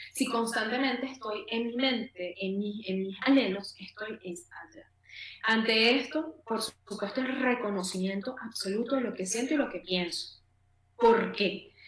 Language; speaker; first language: Spanish; native; Spanish